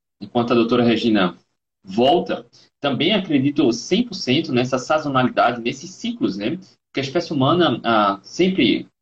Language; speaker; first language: Portuguese; native; Portuguese